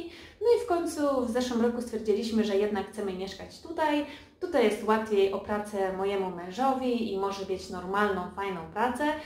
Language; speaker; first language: Polish; early bilingual, heritage; Polish